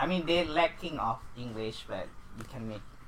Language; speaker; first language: English; non-native, local second language; Malay